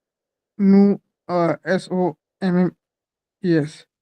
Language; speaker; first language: French; non-native, learner; Hindi